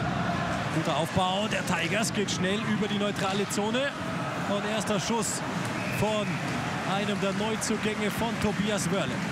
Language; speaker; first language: German; native; German